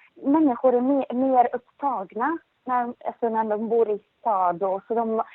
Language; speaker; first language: Swedish; non-native, learner; Arabic